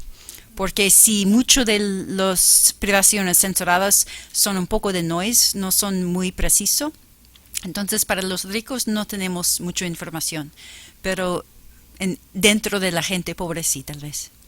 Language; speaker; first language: Spanish; non-native, fluent; English